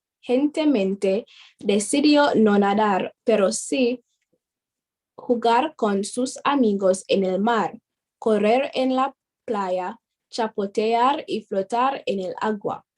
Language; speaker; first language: Spanish; non-native, fluent; English